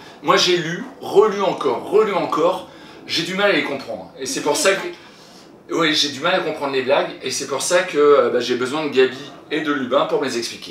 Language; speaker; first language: French; native; French